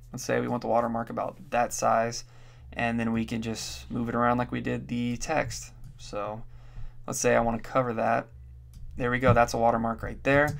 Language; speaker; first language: English; native; English